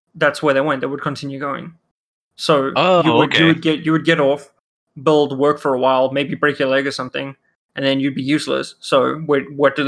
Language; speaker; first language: English; non-native, local second language; Afrikaans